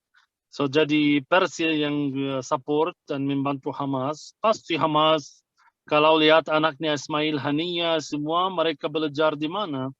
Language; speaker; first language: Indonesian; non-native, fluent; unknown